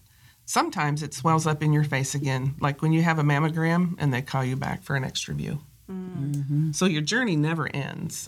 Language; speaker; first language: English; native; English